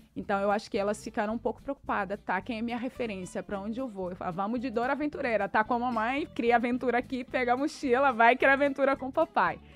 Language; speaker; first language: Portuguese; native; Portuguese